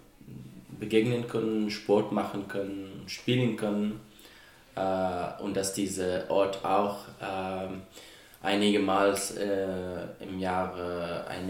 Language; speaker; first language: German; non-native, fluent; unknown